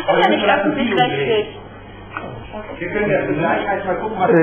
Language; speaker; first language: German; native; German